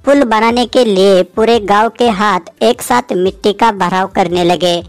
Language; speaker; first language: Hindi; non-native, local second language; Marathi